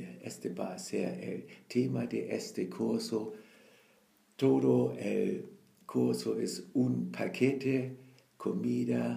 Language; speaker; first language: Spanish; non-native, learner; German